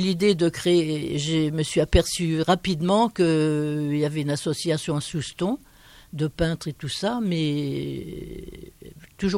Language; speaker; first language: French; native; French